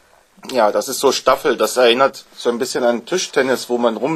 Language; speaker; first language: German; native; German